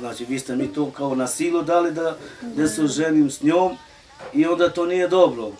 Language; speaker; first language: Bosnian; non-native, local second language; Romany